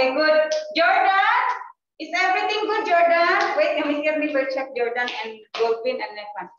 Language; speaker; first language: English; non-native, fluent; Indonesian